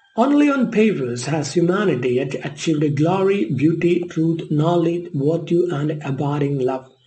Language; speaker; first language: English; non-native, local second language; Malayalam